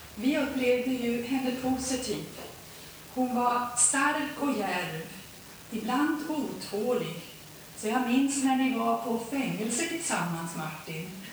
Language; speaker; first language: Swedish; early bilingual, heritage; Swedish